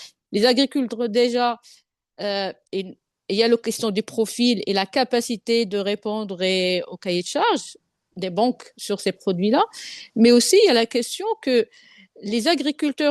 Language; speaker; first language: French; non-native, local second language; Arabic